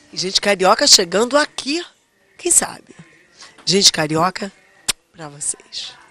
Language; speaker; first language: Portuguese; native; Portuguese